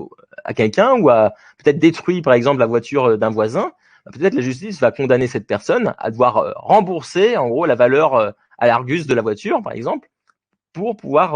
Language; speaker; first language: French; native; French